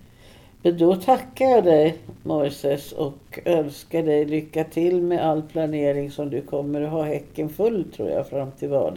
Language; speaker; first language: Swedish; native; Swedish